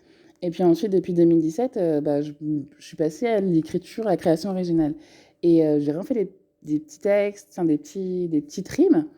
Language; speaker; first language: French; native; French